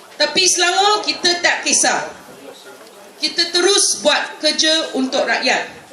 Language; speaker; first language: Malay; non-native, local second language; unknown